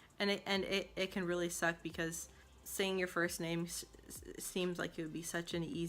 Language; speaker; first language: English; native; English